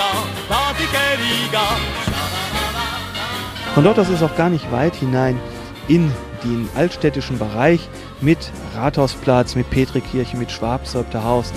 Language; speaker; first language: German; native; German